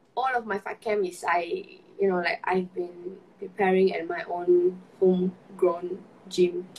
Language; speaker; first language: English; non-native, local second language; Malay